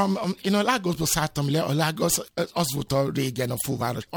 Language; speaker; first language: Hungarian; non-native, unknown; Yoruba